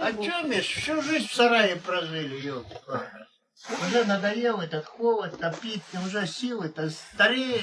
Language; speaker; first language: Russian; native; Russian